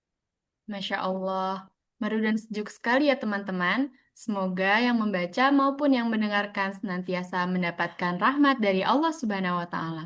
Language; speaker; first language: Indonesian; native; Indonesian